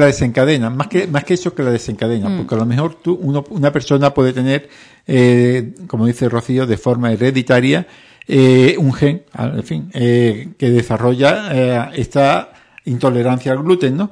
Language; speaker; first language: Spanish; native; Spanish